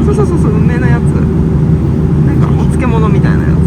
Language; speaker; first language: Japanese; native; Japanese